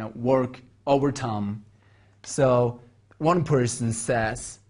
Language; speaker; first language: English; non-native, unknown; Mongolian